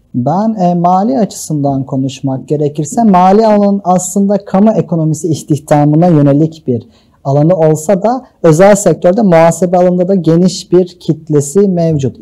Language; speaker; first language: Turkish; native; Turkish